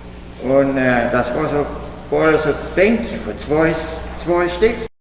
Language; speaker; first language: German; early bilingual, heritage; German